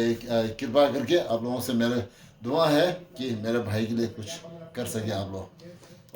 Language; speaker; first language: Hindi; non-native, local second language; Tibetan